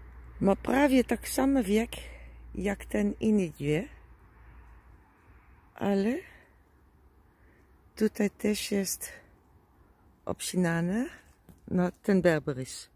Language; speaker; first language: Polish; non-native, learner; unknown